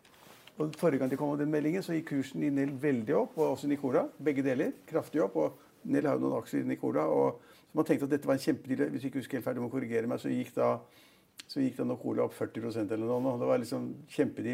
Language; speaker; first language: Norwegian; native; Norwegian